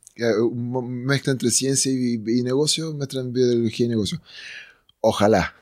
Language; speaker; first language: Spanish; native; Spanish